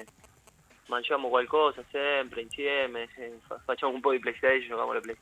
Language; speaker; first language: Italian; non-native, learner; Spanish